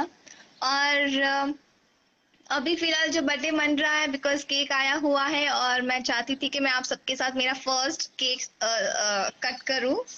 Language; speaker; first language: Hindi; native; Hindi